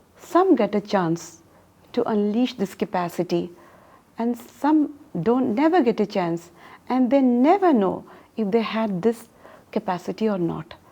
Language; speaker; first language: English; non-native, local second language; Malayalam